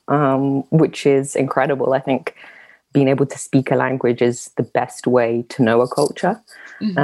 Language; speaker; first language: English; native; English